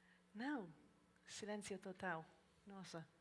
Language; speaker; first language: Portuguese; non-native, learner; English